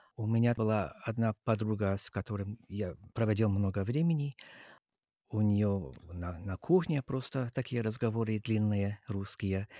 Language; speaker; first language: Russian; non-native, fluent; English